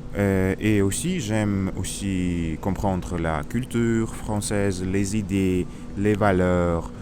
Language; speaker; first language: French; non-native, learner; Russian